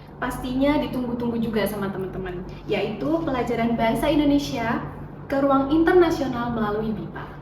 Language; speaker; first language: Indonesian; native; Indonesian